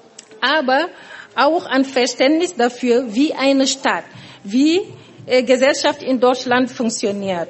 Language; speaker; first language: German; non-native, fluent; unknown